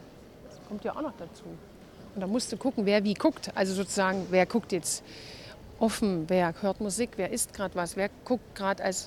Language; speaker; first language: German; native; German